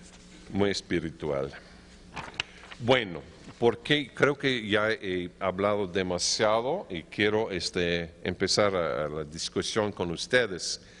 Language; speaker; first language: Spanish; non-native, fluent; English